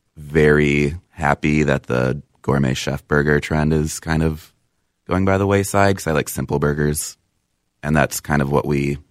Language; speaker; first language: English; native; English